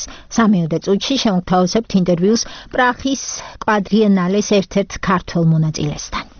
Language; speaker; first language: Georgian; native; Georgian